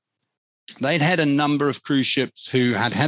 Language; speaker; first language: English; native; English